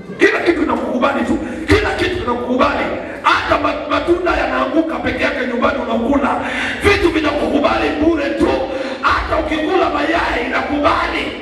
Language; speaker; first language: Swahili; non-native, local second language; Kamba